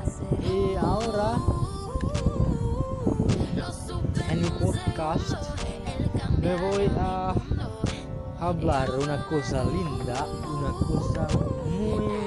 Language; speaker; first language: Spanish; non-native, learner; Indonesian